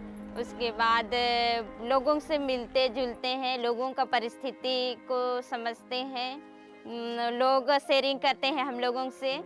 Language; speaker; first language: Hindi; non-native, local second language; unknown